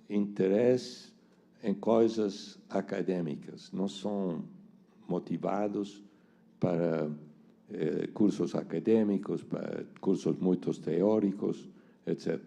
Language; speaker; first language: Portuguese; non-native, fluent; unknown